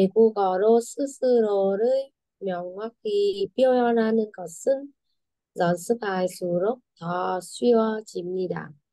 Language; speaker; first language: Korean; non-native, learner; Vietnamese